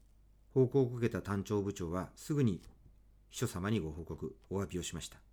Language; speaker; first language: Japanese; native; Japanese